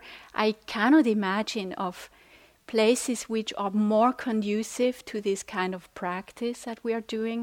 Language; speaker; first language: English; non-native, fluent; Swiss German